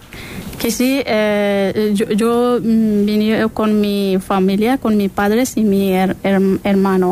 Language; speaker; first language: Spanish; non-native, learner; Persian